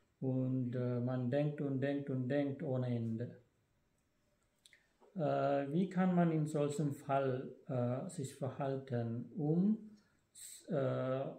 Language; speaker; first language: German; non-native, fluent; Sinhala